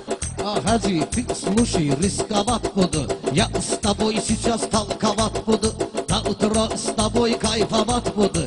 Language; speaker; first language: Russian; non-native, learner; Talysh